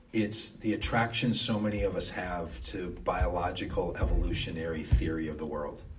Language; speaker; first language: English; native; English